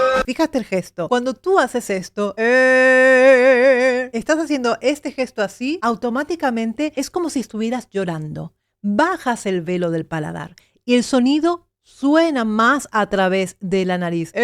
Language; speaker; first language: Spanish; native; Spanish